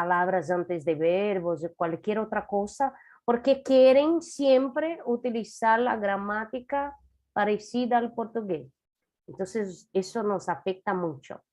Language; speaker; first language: Spanish; non-native, fluent; Portuguese